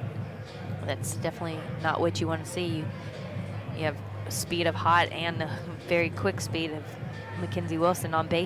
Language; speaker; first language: English; native; English